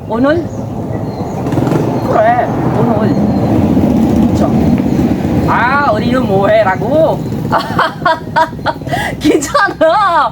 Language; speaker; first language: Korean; non-native, learner; Filipino